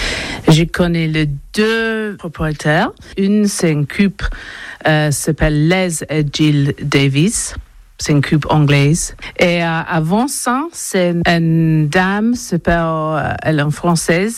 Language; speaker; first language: French; non-native, learner; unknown